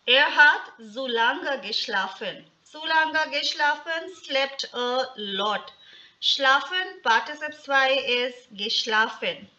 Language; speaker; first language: German; non-native, fluent; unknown